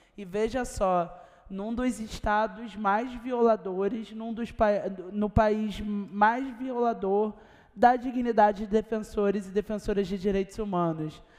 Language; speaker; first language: Portuguese; native; Portuguese